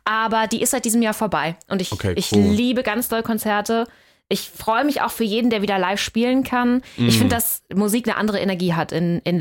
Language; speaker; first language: German; native; German